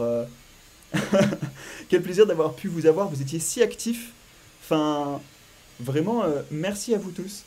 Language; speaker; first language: French; native; French